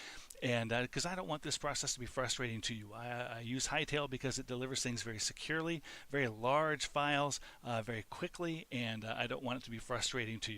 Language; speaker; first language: English; native; English